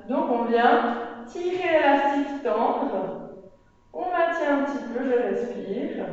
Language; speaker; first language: French; native; French